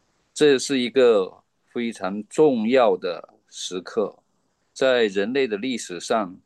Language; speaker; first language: Chinese; native; Chinese